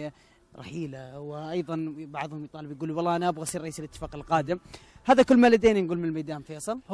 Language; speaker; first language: Arabic; native; Arabic